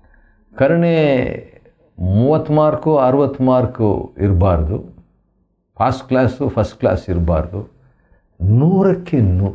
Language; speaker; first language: Kannada; native; Kannada